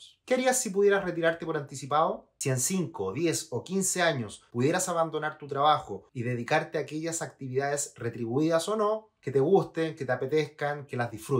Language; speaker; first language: Spanish; native; Spanish